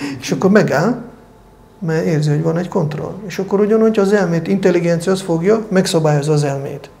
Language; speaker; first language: Hungarian; non-native, fluent; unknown